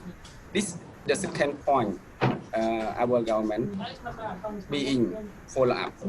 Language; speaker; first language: English; non-native, learner; Khmer